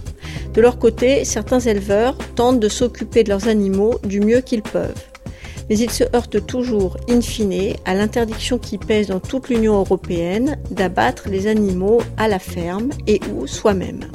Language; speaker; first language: French; native; French